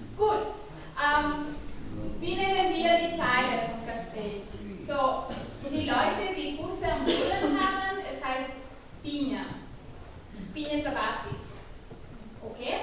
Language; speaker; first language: German; non-native, learner; Catalan